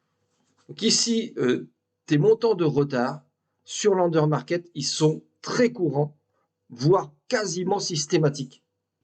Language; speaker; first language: French; native; French